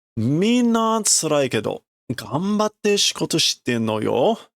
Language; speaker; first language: Japanese; non-native, learner; English